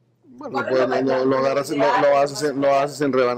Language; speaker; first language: Spanish; native; Spanish